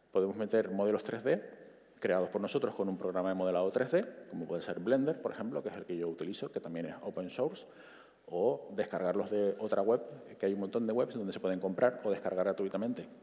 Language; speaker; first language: Spanish; native; Spanish